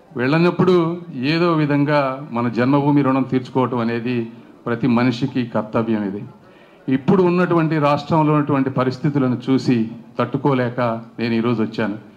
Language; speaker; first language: Telugu; native; Telugu